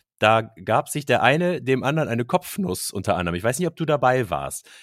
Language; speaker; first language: German; native; German